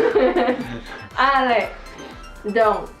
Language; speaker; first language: French; non-native, learner; Indonesian